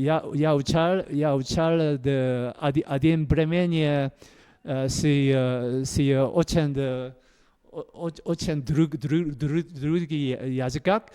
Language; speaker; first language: Russian; non-native, learner; Korean